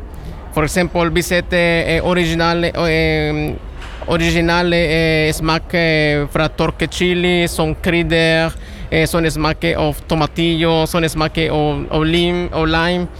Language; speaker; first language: Norwegian; non-native, learner; Spanish